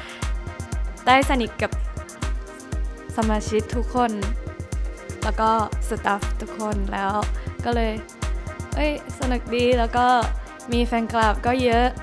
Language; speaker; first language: Thai; non-native, learner; Japanese